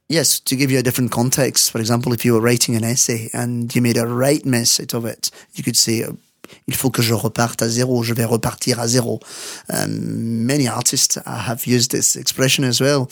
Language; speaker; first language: English; non-native, fluent; French